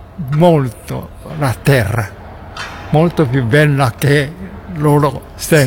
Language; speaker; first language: Italian; non-native, learner; Japanese